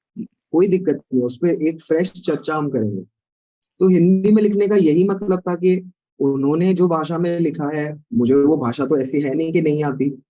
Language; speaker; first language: Hindi; non-native, local second language; Sindhi